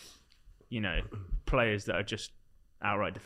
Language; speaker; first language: English; native; English